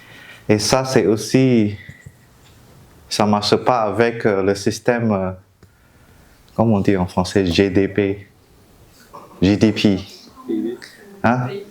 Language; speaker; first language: French; non-native, fluent; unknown